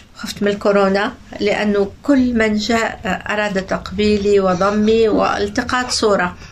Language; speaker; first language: Arabic; native; Arabic